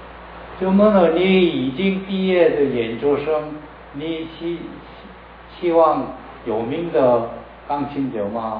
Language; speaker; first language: Chinese; non-native, learner; Korean